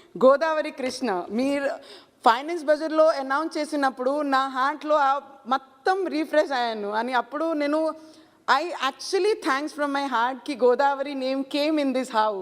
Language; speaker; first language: Telugu; non-native, learner; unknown